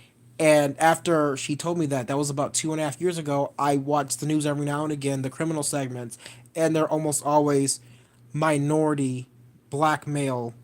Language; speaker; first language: English; native; English